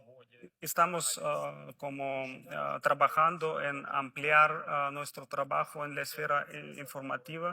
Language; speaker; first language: Spanish; non-native, fluent; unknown